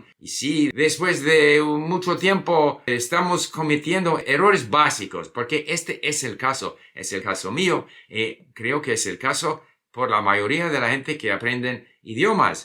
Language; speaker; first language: Spanish; non-native, fluent; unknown